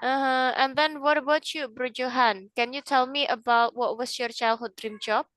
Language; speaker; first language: English; non-native, fluent; Indonesian